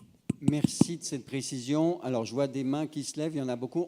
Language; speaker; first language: French; native; French